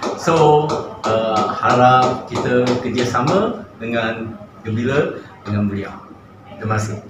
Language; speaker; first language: Malay; non-native, local second language; Chinese